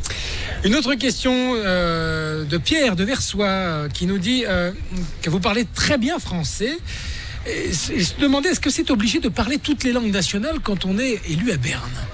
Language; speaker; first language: French; native; French